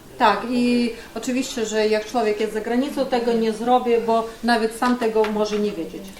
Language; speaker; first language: Polish; non-native, fluent; Ukrainian